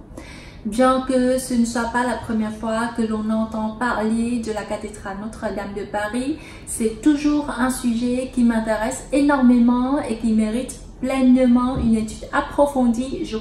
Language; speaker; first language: French; non-native, fluent; Vietnamese